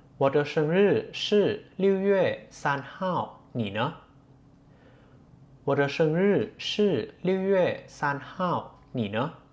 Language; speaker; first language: Chinese; non-native, fluent; Thai